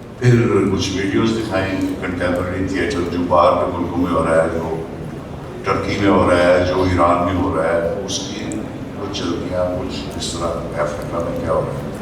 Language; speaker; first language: Urdu; non-native, local second language; Punjabi